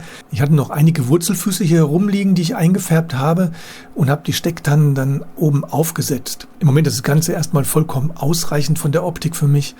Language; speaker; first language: German; native; German